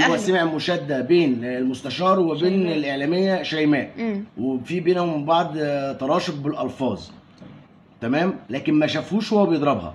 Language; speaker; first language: Arabic; native; Arabic